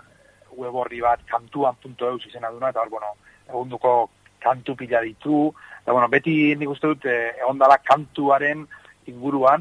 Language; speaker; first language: Basque; native; Basque